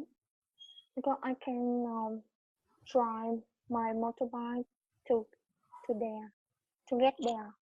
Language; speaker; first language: English; non-native, learner; Vietnamese